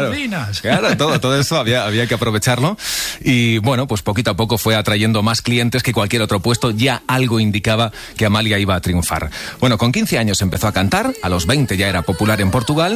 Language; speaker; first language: Spanish; native; Spanish